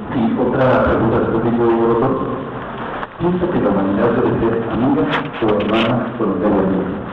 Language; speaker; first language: Spanish; native; Spanish